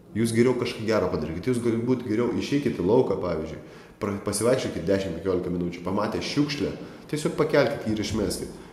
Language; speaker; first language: Lithuanian; non-native, local second language; Russian